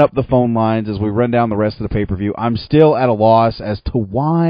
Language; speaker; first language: English; native; English